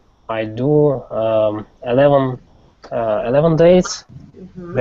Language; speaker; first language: English; non-native, learner; Russian